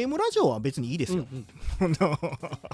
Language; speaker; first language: Japanese; native; Japanese